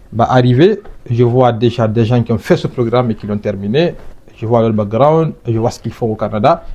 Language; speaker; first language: French; non-native, local second language; Fula